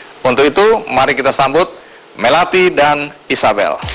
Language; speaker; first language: Indonesian; native; Indonesian